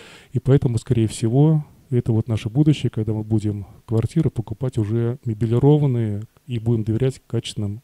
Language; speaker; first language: Russian; native; Russian